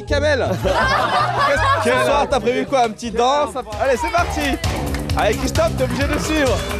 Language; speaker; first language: French; native; French